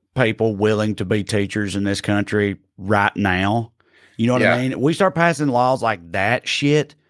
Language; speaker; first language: English; native; English